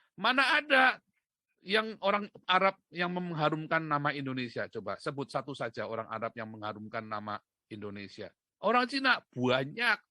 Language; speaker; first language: Indonesian; native; Indonesian